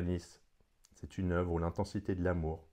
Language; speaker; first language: French; native; French